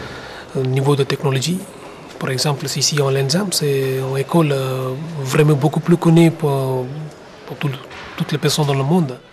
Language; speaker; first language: French; non-native, learner; Tamil